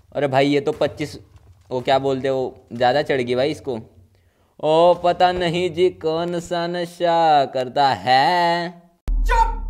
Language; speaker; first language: Hindi; non-native, local second language; Marathi